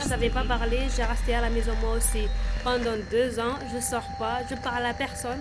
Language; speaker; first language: French; non-native, learner; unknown